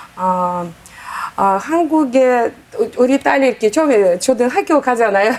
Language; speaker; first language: Korean; non-native, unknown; Uzbek